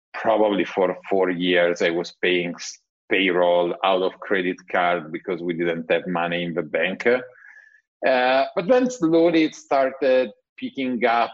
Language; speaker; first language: English; non-native, fluent; Italian